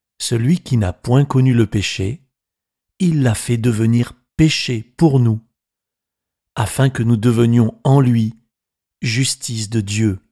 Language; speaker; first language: French; native; French